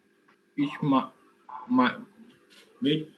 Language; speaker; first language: German; non-native, learner; Urdu